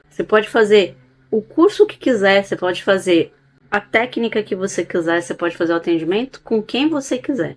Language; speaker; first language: Portuguese; native; Portuguese